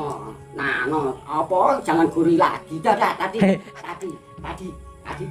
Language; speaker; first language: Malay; non-native, local second language; Javanese